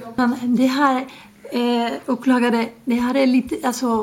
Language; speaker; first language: Swedish; non-native, fluent; Spanish